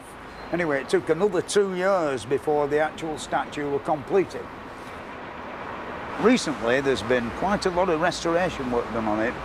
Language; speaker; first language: English; native; English